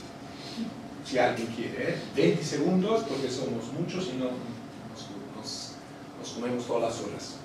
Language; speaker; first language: Spanish; non-native, fluent; Italian